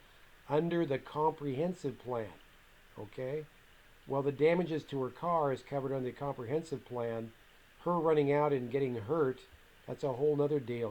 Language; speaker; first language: English; native; English